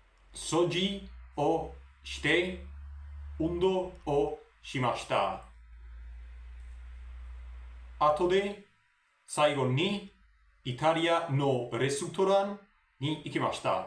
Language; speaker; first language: Japanese; non-native, learner; Spanish